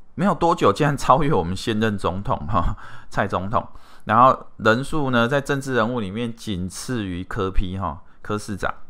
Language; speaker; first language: Chinese; native; Chinese